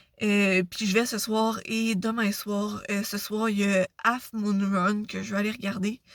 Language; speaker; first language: French; native; French